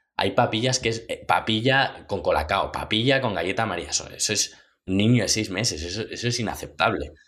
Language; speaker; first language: Spanish; native; Spanish